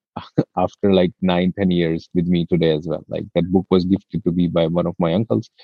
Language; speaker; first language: English; non-native, local second language; Hindi